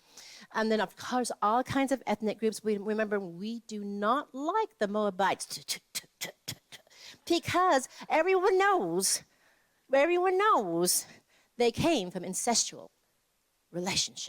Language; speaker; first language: English; native; English